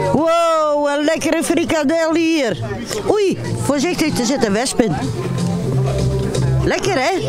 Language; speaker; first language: Dutch; native; Dutch